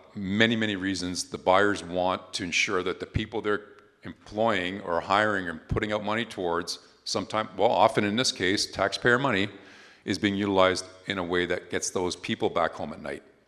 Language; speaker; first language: English; native; English